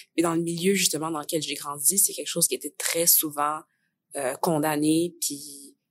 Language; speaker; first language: French; native; French